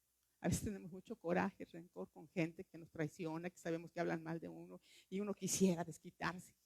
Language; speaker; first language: Spanish; native; Spanish